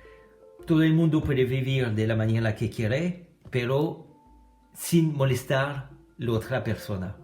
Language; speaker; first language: Spanish; non-native, learner; French